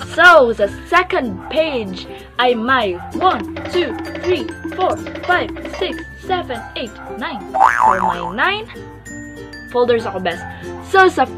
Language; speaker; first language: Filipino; non-native, local second language; Cebuano